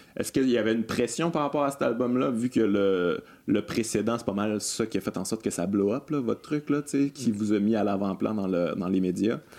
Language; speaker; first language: French; native; French